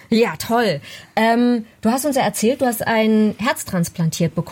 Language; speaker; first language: German; native; German